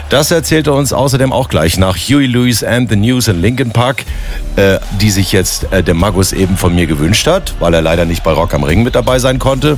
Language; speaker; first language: German; native; German